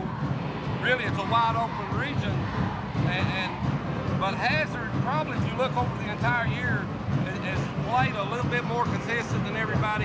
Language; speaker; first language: English; native; English